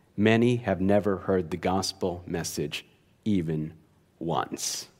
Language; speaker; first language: English; native; English